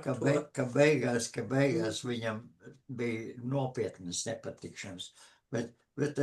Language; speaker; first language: Latvian; non-native, fluent; English